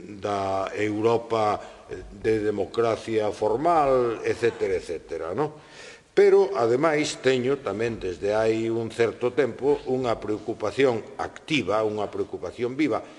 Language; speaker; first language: Galician; non-native, local second language; Spanish